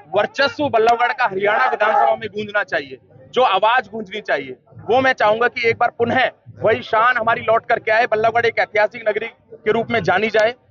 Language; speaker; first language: Hindi; native; Hindi